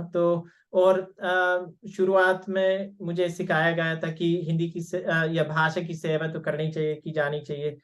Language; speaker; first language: Hindi; non-native, fluent; English